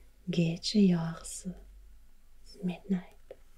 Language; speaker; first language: Turkish; non-native, learner; German